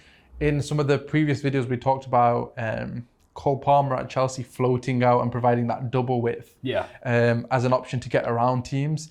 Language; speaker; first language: English; native; English